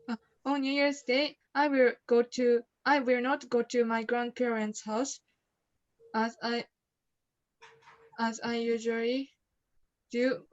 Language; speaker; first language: English; non-native, learner; Japanese